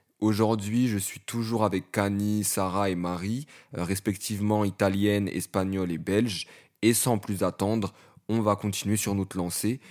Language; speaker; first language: French; native; French